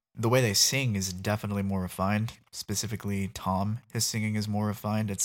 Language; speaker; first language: English; native; English